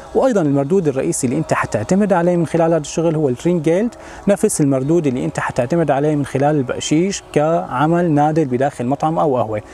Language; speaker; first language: Arabic; native; Arabic